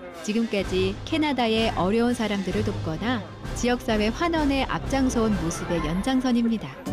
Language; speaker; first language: Korean; native; Korean